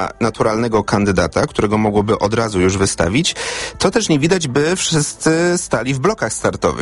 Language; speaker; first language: Polish; native; Polish